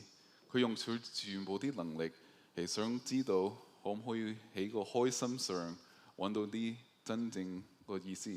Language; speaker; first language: Cantonese; early bilingual, heritage; Cantonese